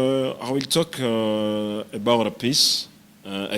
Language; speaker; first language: English; non-native, learner; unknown